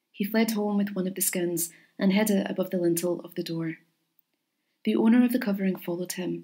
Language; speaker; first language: English; native; English